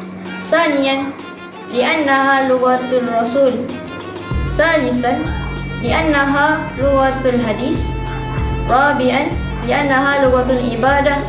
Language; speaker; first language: Arabic; non-native, learner; Malay